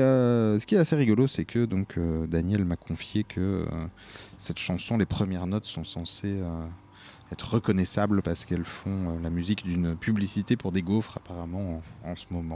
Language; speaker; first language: French; native; French